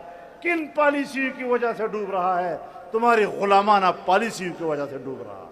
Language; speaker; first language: Urdu; non-native, local second language; Pashto